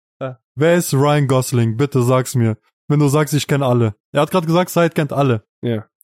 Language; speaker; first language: German; native; German